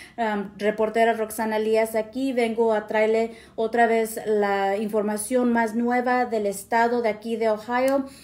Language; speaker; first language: Spanish; early bilingual, heritage; Spanish